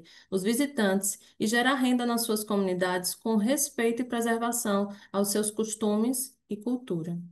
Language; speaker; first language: Portuguese; native; Portuguese